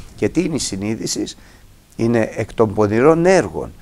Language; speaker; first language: Greek; native; Greek